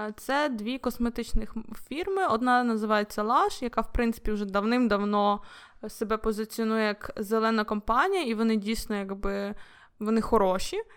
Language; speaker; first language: Ukrainian; non-native, local second language; Russian